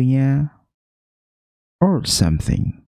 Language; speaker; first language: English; non-native, fluent; Indonesian